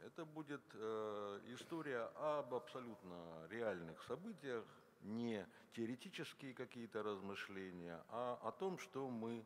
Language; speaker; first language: Russian; native; Russian